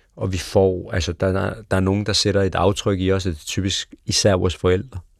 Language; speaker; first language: Danish; early bilingual, other home language; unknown